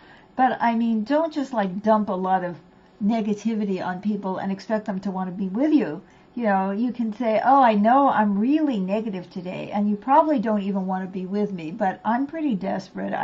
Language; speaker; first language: English; native; English